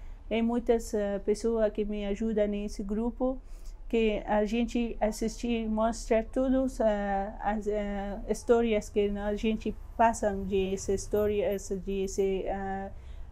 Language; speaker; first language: Portuguese; non-native, learner; Persian